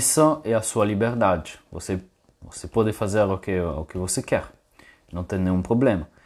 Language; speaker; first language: Portuguese; non-native, fluent; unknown